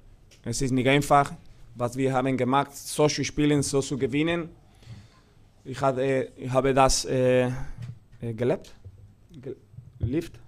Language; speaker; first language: German; non-native, fluent; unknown